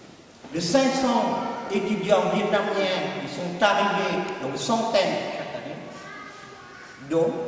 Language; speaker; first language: French; non-native, fluent; Vietnamese